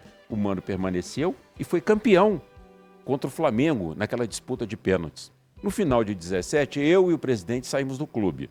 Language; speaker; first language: Portuguese; native; Portuguese